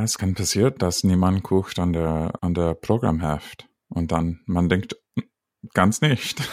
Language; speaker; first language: German; non-native, fluent; English